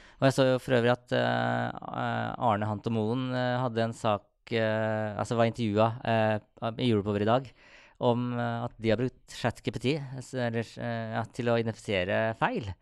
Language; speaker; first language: Norwegian; native; Norwegian